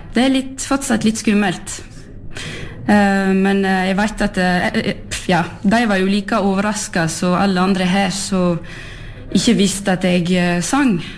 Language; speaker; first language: Norwegian; non-native, fluent; French